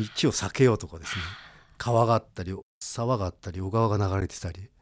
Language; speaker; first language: Japanese; native; Japanese